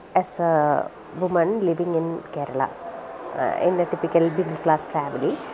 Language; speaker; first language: English; non-native, local second language; Malayalam